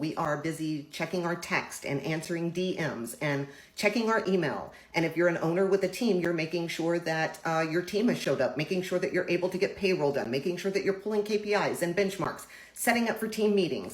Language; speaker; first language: English; native; English